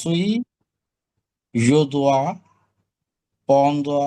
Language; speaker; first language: French; non-native, learner; Bangla